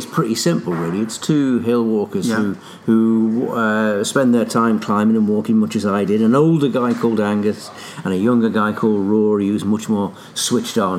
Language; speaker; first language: English; native; English